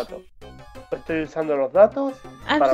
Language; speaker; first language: Spanish; native; Spanish